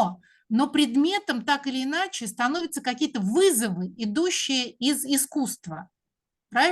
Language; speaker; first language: Russian; native; Russian